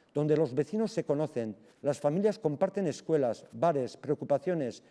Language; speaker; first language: Spanish; non-native, local second language; Basque